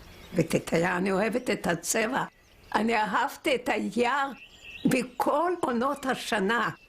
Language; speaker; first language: Hebrew; non-native, fluent; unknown